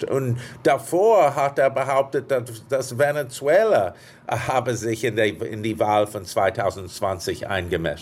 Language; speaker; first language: German; non-native, fluent; English